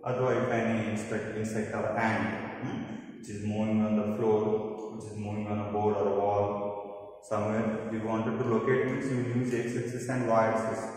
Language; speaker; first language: English; non-native, local second language; Kannada